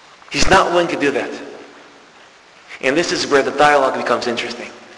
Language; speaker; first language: English; non-native, fluent; Hebrew